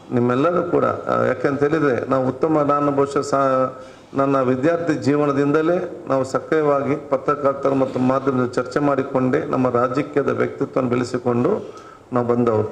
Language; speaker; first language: Kannada; non-native, local second language; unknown